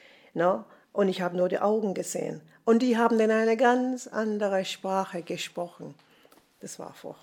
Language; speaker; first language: German; non-native, fluent; English